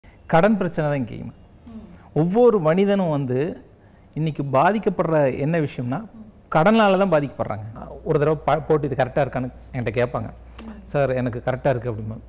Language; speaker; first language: Tamil; native; Tamil